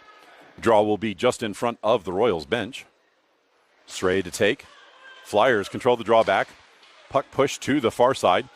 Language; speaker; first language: English; native; English